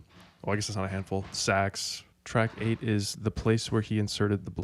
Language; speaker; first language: English; native; English